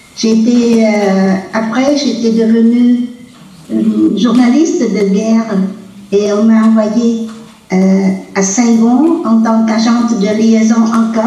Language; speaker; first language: French; non-native, local second language; Vietnamese